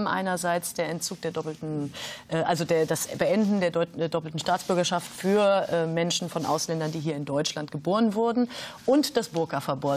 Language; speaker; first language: German; native; German